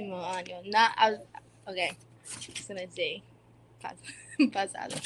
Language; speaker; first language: Spanish; non-native, learner; English